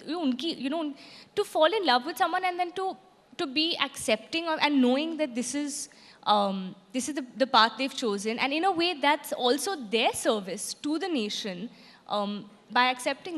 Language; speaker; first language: English; non-native, local second language; Hindi